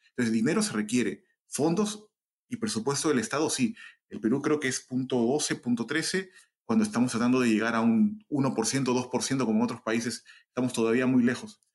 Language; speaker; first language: Spanish; native; Spanish